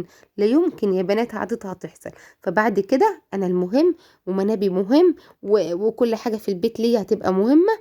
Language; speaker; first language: Arabic; native; Arabic